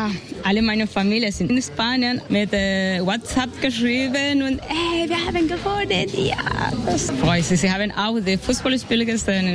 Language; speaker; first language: German; non-native, learner; Spanish